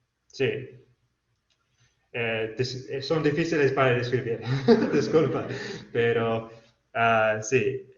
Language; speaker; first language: Spanish; non-native, fluent; English